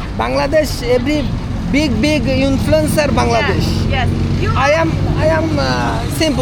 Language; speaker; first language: English; non-native, learner; Bangla